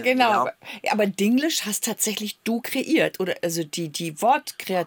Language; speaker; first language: German; native; German